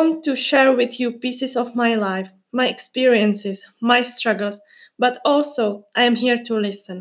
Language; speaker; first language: English; non-native, fluent; Czech